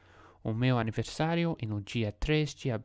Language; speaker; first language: Portuguese; non-native, learner; English